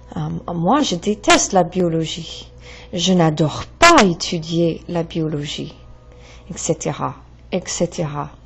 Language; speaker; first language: French; non-native, fluent; English